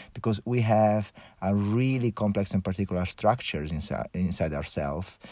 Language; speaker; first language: English; early bilingual, other home language; Italian